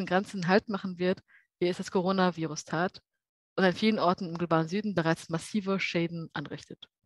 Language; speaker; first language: German; native; German